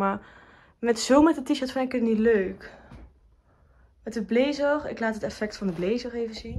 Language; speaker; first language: Dutch; native; Dutch